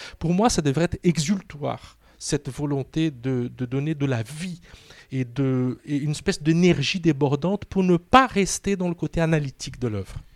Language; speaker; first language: French; non-native, fluent; Portuguese